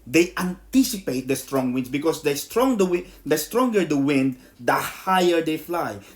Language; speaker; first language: English; non-native, local second language; Filipino